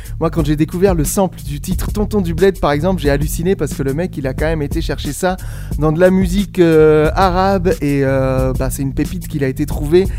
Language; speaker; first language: French; native; French